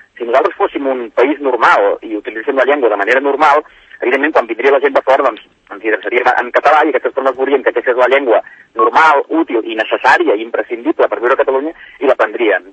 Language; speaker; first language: Catalan; native; Catalan